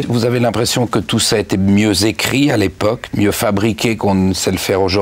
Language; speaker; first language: French; native; French